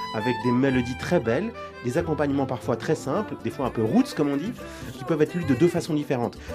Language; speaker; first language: French; native; French